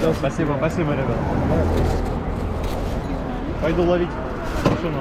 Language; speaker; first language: Russian; native; Russian